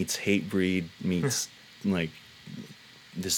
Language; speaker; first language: English; native; English